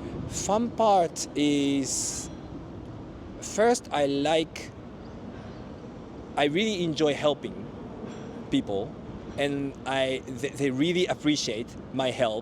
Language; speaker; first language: English; non-native, fluent; Japanese